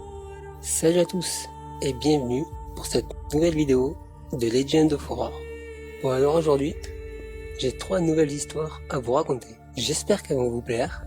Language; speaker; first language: French; native; French